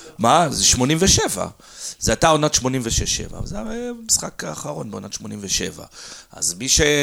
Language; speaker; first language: Hebrew; native; Hebrew